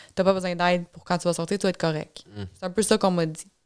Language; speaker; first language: French; native; French